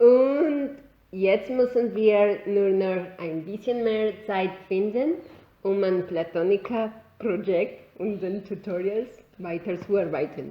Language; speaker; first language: German; non-native, learner; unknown